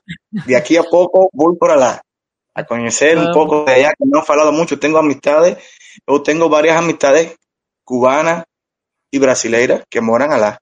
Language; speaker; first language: Portuguese; non-native, learner; Spanish